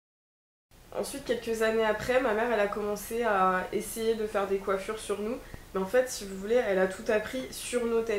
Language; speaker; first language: French; native; French